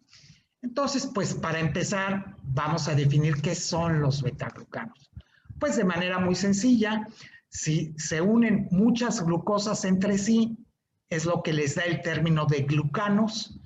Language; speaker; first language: Spanish; native; Spanish